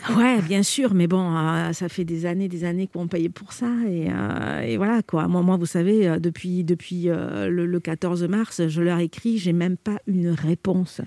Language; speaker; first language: French; native; French